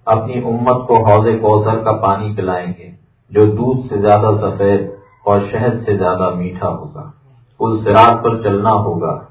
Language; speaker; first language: Urdu; native; Urdu